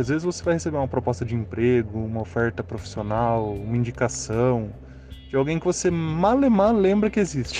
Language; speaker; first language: Portuguese; native; Portuguese